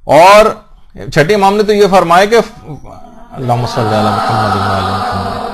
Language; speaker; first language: Urdu; native; Urdu